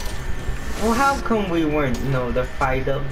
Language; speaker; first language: English; native; English